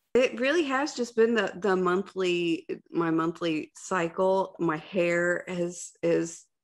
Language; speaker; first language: English; native; English